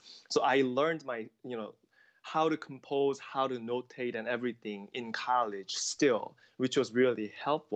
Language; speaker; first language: English; non-native, fluent; Korean